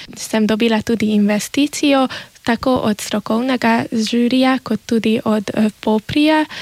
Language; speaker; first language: Slovenian; early bilingual, heritage; Slovenian